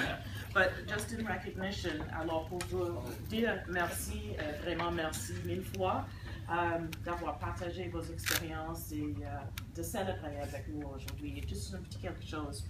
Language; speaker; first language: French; non-native, fluent; English